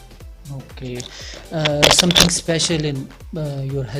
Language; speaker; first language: English; non-native, local second language; Urdu